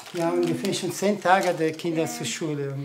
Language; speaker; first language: German; non-native, learner; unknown